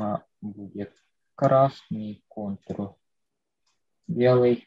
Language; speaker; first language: Russian; native; Russian